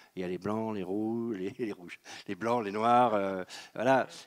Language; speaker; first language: French; native; French